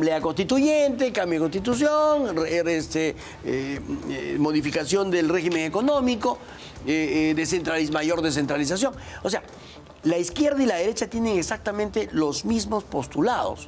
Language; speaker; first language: Spanish; native; Spanish